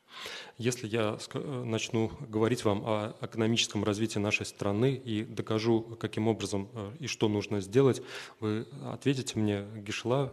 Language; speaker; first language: Russian; native; Russian